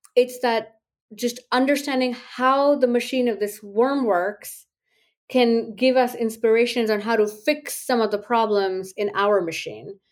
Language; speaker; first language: English; non-native, local second language; Hindi